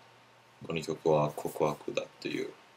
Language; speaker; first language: Japanese; non-native, learner; English